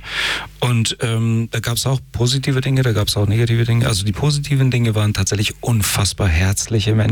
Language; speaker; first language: German; early bilingual, other home language; Persian